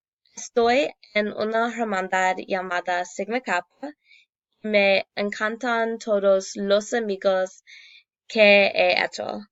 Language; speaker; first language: Spanish; non-native, learner; English